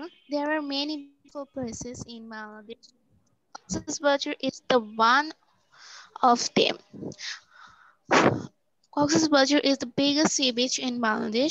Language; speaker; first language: English; non-native, learner; Bangla